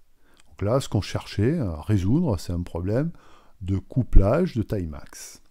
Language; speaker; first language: French; native; French